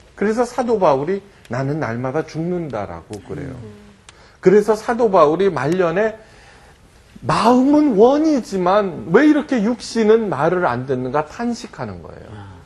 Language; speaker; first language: Korean; early bilingual, heritage; Korean